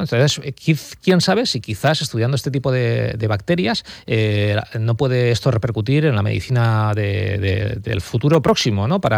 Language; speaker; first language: Spanish; native; Spanish